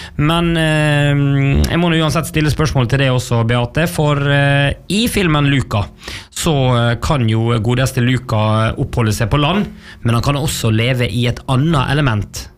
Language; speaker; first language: Norwegian; native; Norwegian